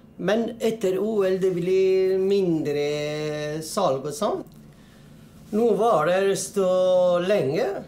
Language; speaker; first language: Norwegian; non-native, fluent; Persian